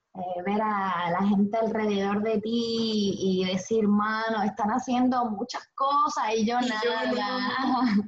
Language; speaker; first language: Spanish; non-native, fluent; Greek